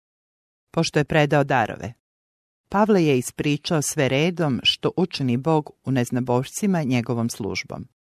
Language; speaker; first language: Serbian; native; Serbian